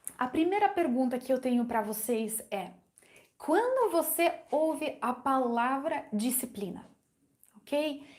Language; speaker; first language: Portuguese; non-native, fluent; Ukrainian